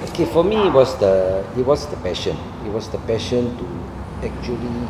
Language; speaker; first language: English; non-native, local second language; Min Nan Chinese